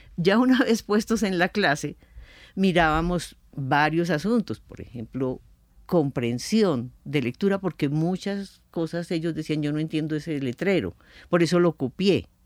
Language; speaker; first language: Spanish; native; Spanish